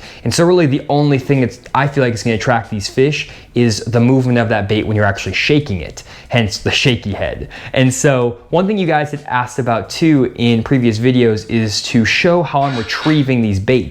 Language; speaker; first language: English; native; English